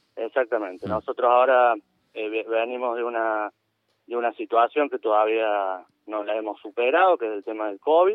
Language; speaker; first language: Spanish; native; Spanish